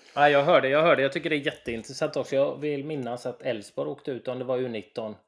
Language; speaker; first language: Swedish; native; Swedish